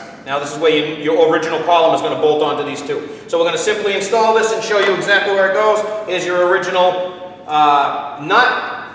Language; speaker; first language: English; native; English